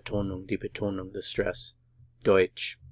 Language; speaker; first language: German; non-native, fluent; English